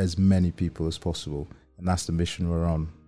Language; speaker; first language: English; non-native, local second language; Yoruba